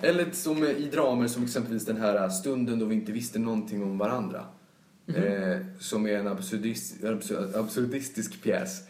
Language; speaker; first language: Swedish; native; Swedish